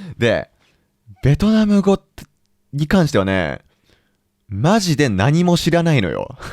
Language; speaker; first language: Japanese; native; Japanese